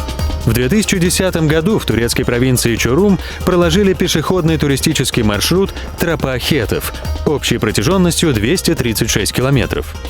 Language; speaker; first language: Russian; native; Russian